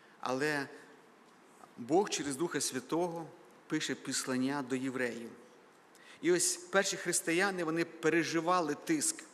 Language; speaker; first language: Ukrainian; native; Ukrainian